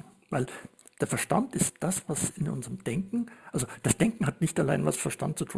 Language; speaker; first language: German; native; German